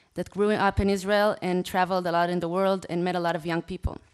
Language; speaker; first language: English; non-native, fluent; Hebrew